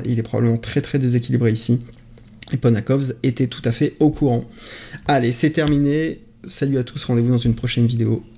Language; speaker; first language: French; native; French